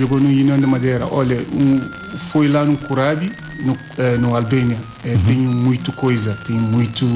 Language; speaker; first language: Portuguese; non-native, learner; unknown